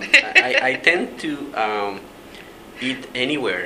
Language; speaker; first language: English; non-native, fluent; Spanish